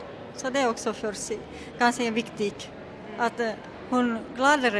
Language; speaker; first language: Swedish; non-native, learner; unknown